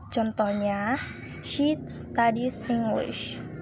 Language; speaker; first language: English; non-native, learner; Indonesian